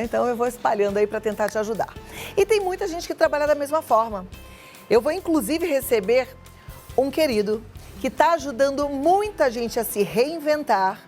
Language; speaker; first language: Portuguese; native; Portuguese